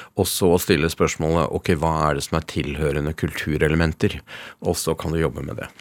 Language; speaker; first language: Norwegian; early bilingual, other home language; Yiddish